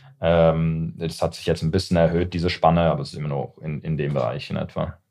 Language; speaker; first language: German; early bilingual, heritage; English